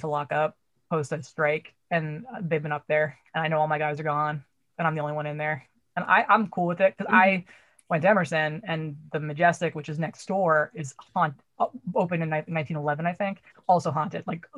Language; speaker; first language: English; native; English